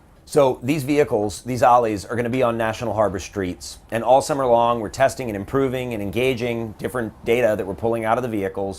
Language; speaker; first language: English; native; English